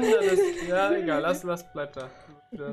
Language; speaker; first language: German; native; German